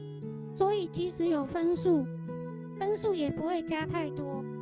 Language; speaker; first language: Chinese; native; Chinese